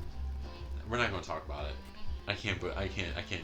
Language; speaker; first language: English; native; English